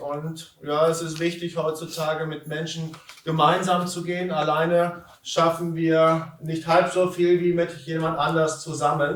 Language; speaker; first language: German; native; German